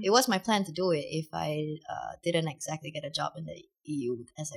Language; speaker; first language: English; native; English